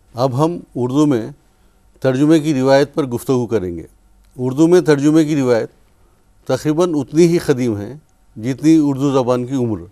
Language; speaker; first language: Urdu; native; Urdu